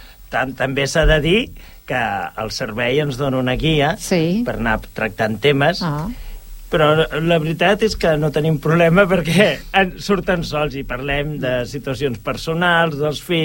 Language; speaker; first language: Catalan; native; Catalan